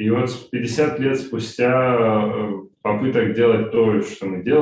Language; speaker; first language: Russian; native; Russian